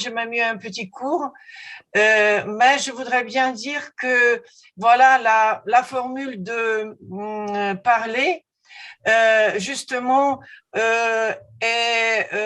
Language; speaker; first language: French; non-native, fluent; Ukrainian